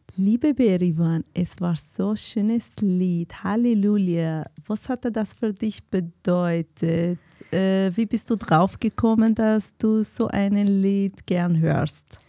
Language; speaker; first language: German; non-native, fluent; Kurdish